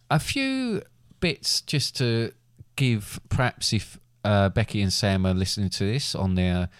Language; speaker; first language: English; native; English